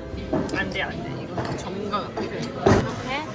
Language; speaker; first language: Korean; native; Korean